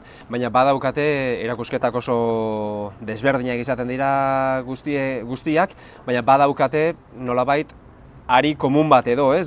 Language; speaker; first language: Basque; native; Basque